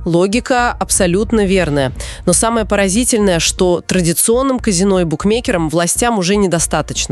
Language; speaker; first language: Russian; native; Russian